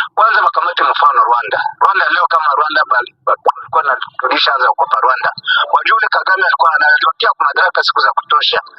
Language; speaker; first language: Swahili; native; Swahili